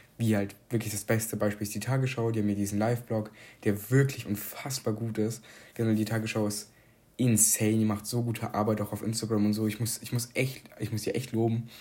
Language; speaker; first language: German; early bilingual, other home language; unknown